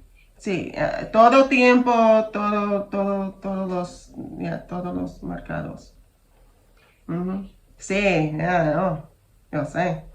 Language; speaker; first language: Spanish; non-native, learner; English